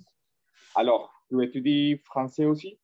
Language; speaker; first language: French; non-native, fluent; Spanish